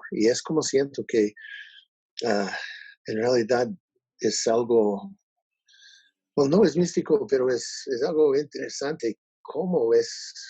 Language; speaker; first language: Spanish; non-native, learner; English